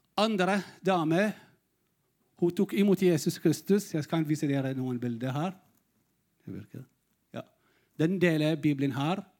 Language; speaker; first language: Norwegian; non-native, learner; Arabic